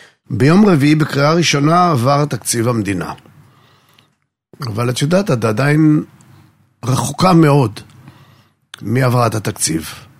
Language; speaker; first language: Hebrew; native; Hebrew